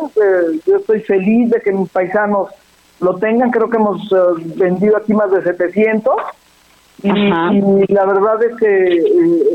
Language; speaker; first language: Spanish; native; Spanish